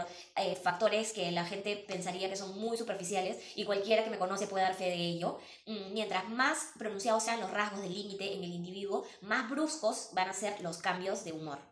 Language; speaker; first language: Spanish; native; Spanish